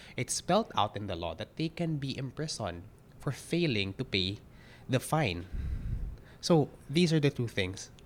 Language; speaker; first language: English; non-native, local second language; Filipino